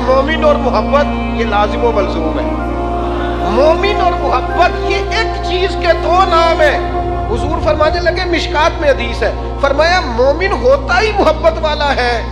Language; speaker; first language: Urdu; non-native, local second language; Punjabi